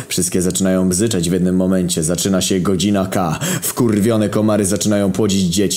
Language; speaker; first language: Polish; native; Polish